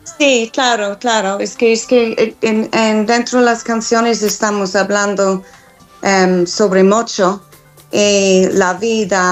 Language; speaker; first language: Spanish; non-native, fluent; English